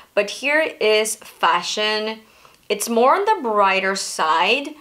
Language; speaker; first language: English; non-native, fluent; Spanish